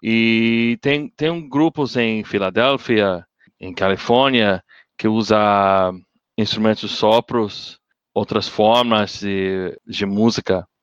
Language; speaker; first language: Portuguese; non-native, learner; English